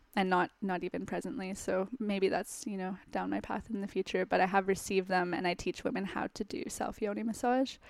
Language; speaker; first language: English; native; English